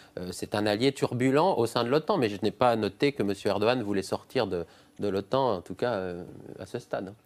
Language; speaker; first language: French; native; French